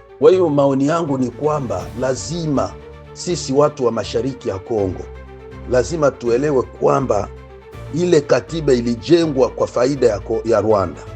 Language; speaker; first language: Swahili; native; Swahili